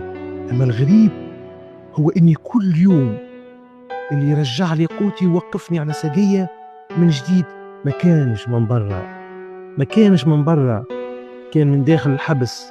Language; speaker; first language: Arabic; native; Arabic